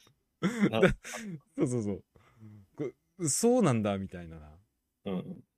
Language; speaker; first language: Japanese; native; Japanese